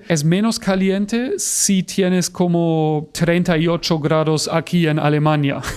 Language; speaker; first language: Spanish; non-native, fluent; German